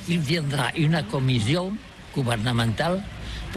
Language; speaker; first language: French; non-native, learner; Catalan